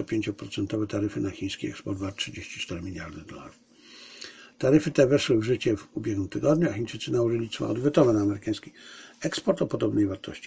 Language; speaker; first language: Polish; native; Polish